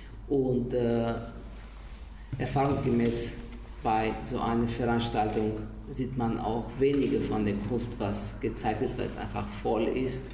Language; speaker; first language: German; non-native, fluent; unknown